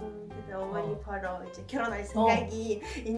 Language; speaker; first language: Korean; non-native, fluent; Ukrainian